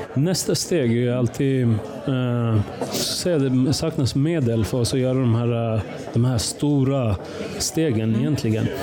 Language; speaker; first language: Swedish; early bilingual, other home language; Persian